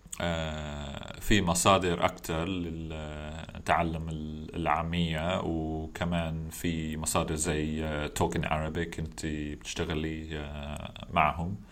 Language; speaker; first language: Arabic; non-native, fluent; English